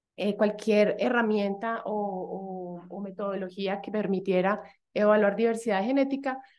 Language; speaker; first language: Spanish; native; Spanish